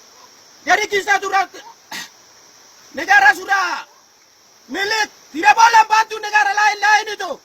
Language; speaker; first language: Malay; non-native, local second language; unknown